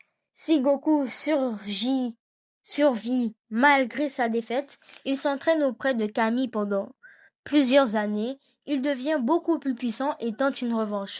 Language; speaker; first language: French; native; French